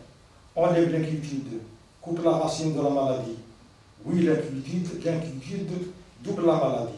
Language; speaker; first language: French; non-native, local second language; Arabic